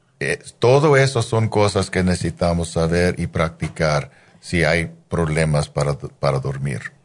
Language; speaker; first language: Spanish; non-native, fluent; English